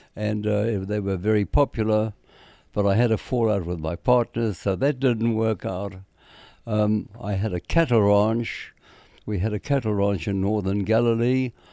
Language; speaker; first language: English; native; English